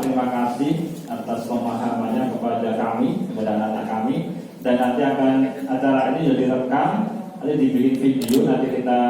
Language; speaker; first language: Indonesian; native; Indonesian